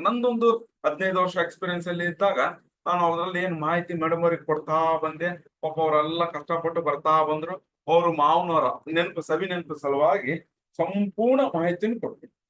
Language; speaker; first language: Kannada; non-native, local second language; Telugu